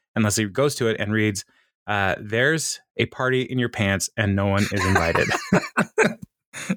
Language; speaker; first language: English; native; English